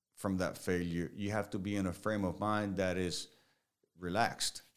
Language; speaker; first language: English; early bilingual, other home language; Spanish